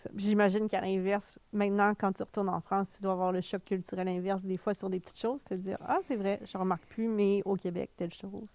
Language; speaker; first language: French; native; French